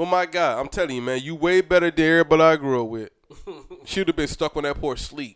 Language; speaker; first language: English; native; English